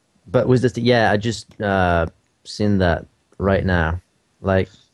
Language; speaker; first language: English; non-native, fluent; French